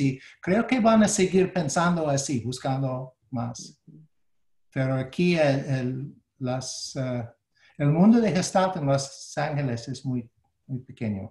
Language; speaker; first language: Spanish; non-native, fluent; English